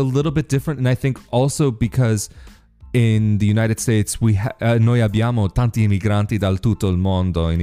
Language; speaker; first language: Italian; non-native, learner; English